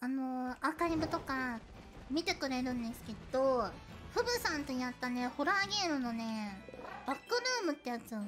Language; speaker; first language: Japanese; native; Japanese